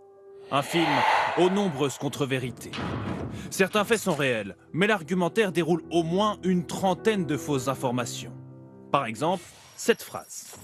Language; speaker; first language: French; native; French